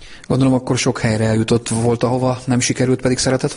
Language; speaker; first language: Hungarian; native; Hungarian